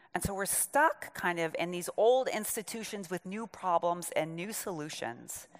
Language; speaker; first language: English; native; English